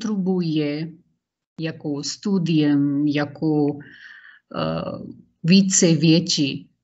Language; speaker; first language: Czech; non-native, learner; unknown